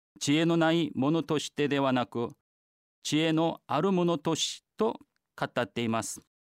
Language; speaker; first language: Japanese; non-native, fluent; Korean